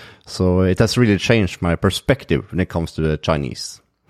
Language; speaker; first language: English; non-native, fluent; Norwegian